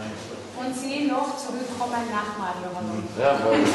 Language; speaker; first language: German; non-native, fluent; Hungarian